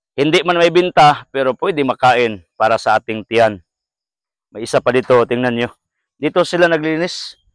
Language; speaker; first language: Filipino; non-native, local second language; Cebuano